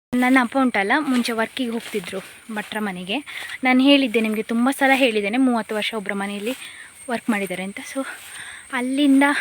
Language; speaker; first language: Kannada; non-native, local second language; Konkani